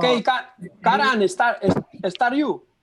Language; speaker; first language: English; non-native, learner; Spanish